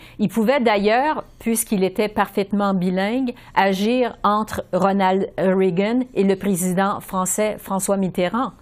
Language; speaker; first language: French; native; French